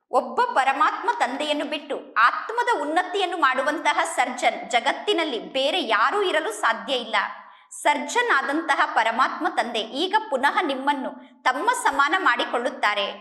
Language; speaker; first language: Kannada; native; Kannada